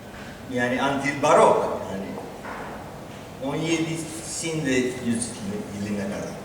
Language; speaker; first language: Turkish; non-native, learner; Spanish